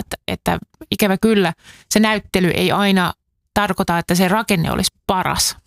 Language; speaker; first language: Finnish; native; Finnish